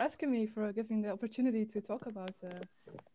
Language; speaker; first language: English; non-native, fluent; Dutch